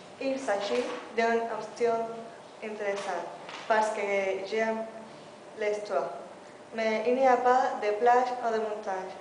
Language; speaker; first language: French; non-native, learner; Spanish